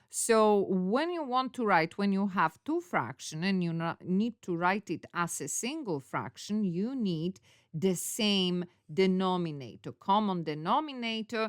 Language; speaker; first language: English; non-native, fluent; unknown